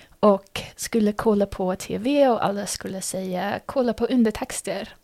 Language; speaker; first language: Swedish; non-native, fluent; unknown